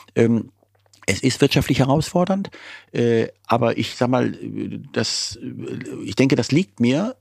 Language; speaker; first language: German; native; German